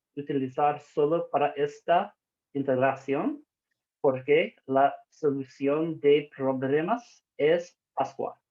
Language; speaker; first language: Spanish; non-native, learner; English